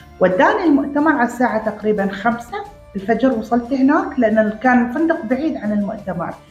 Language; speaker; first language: Arabic; native; Arabic